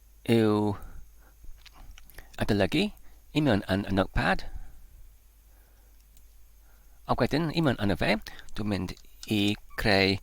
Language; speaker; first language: Welsh; non-native, learner; Polish